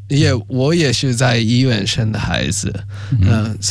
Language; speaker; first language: Chinese; non-native, fluent; Japanese